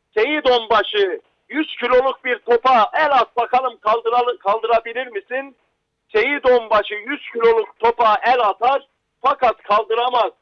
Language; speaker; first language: Turkish; native; Turkish